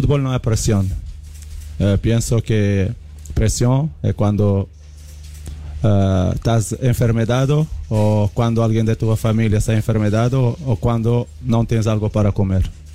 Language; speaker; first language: Spanish; non-native, fluent; Portuguese